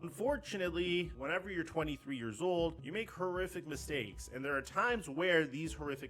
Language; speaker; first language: English; native; English